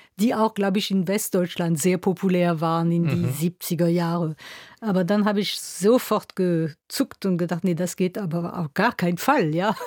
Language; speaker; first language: German; non-native, local second language; French